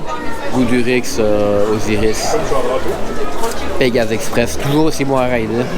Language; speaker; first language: French; native; French